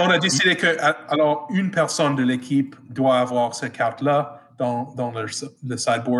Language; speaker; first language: French; non-native, fluent; English